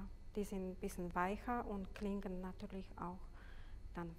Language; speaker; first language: German; non-native, fluent; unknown